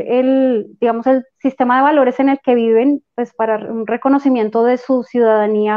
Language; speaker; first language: Spanish; native; Spanish